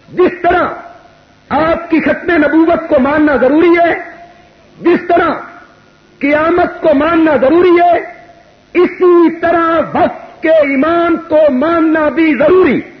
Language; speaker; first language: Urdu; non-native, local second language; Punjabi